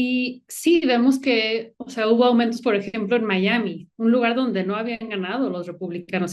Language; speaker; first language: Spanish; native; Spanish